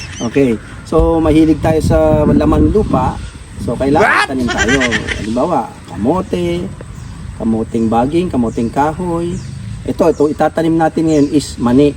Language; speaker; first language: Filipino; native; Filipino